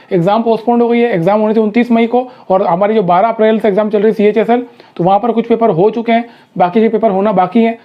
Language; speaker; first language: Hindi; native; Hindi